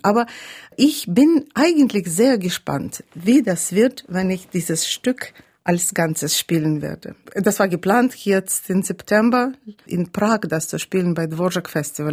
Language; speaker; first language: German; non-native, fluent; Russian